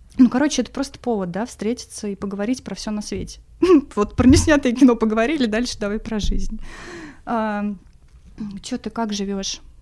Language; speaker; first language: Russian; native; Russian